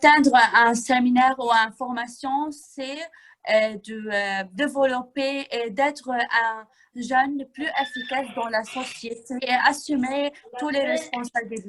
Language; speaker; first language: French; non-native, fluent; Arabic